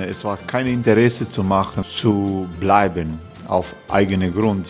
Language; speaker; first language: German; non-native, fluent; Croatian